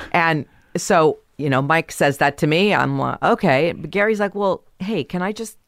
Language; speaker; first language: English; native; English